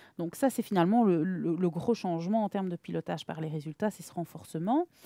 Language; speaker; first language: French; native; French